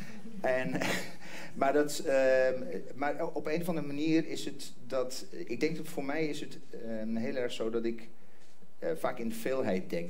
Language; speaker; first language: Dutch; non-native, fluent; English